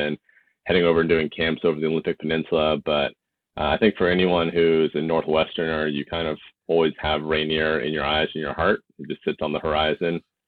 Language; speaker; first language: English; native; English